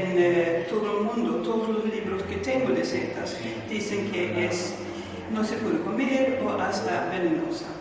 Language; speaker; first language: Spanish; non-native, fluent; Swedish